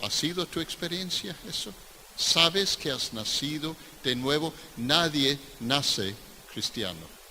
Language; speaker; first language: Spanish; non-native, fluent; English